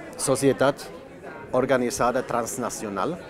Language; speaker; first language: Spanish; non-native, fluent; German